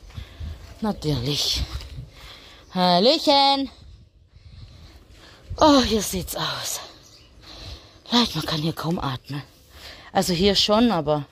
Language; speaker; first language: German; native; German